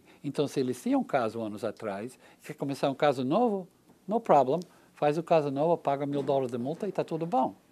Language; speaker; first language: Portuguese; non-native, learner; English